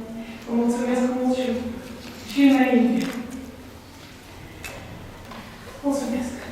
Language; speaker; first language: Romanian; non-native, local second language; Russian